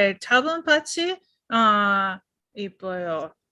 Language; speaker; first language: Korean; non-native, learner; English